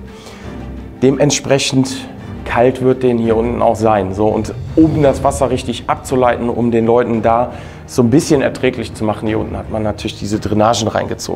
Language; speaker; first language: German; native; German